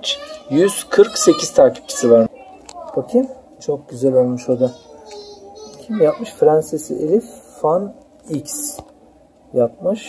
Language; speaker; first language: Turkish; native; Turkish